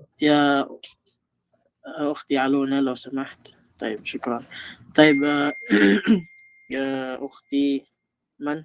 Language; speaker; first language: Arabic; non-native, fluent; Filipino